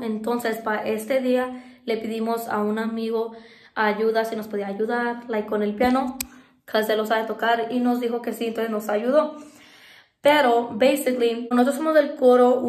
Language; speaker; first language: Spanish; early bilingual, heritage; Spanish